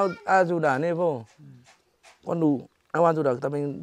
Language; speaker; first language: Portuguese; non-native, learner; Vietnamese